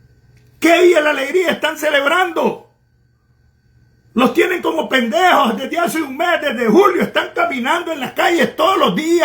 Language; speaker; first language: Spanish; native; Spanish